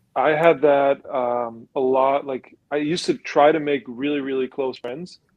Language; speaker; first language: English; non-native, fluent; German